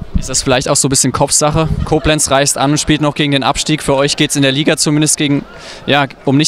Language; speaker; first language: German; native; German